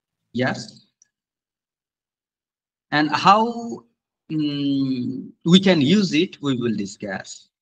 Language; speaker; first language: English; non-native, fluent; Bangla